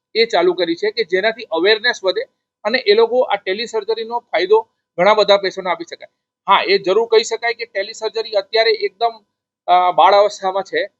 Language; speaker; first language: Gujarati; native; Gujarati